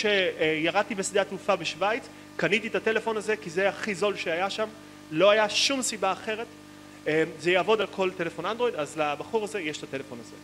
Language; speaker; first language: Hebrew; native; Hebrew